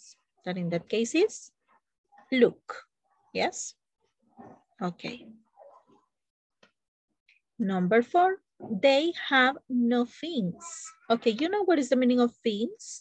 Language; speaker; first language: English; non-native, learner; Spanish